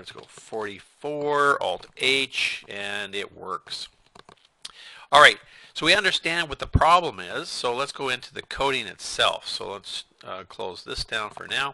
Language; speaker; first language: English; native; English